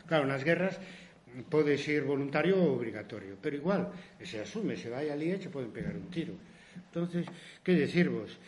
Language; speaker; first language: Galician; non-native, local second language; Spanish